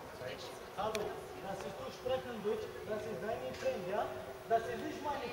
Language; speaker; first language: German; non-native, learner; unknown